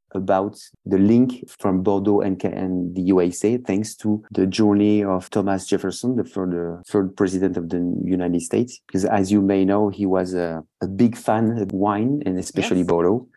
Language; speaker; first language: English; non-native, fluent; French